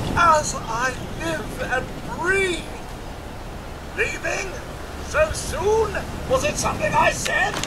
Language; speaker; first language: English; non-native, fluent; German